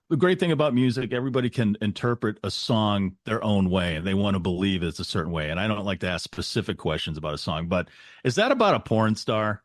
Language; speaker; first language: English; native; English